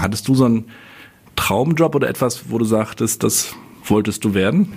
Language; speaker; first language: German; native; German